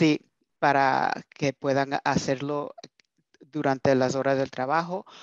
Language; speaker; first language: Spanish; early bilingual, heritage; Spanish